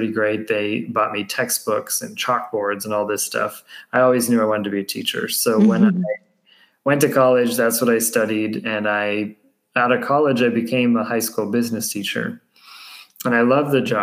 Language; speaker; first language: English; native; English